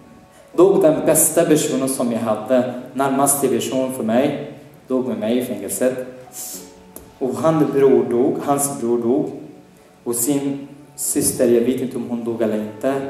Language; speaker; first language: Swedish; non-native, fluent; Arabic